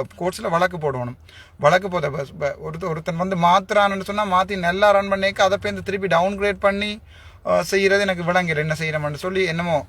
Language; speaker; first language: Tamil; native; Tamil